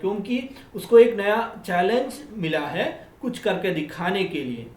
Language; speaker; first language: Hindi; non-native, local second language; Malayalam